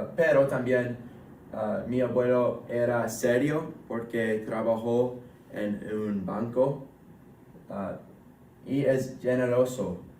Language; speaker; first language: Spanish; non-native, learner; English